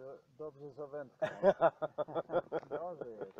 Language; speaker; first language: Polish; non-native, learner; Croatian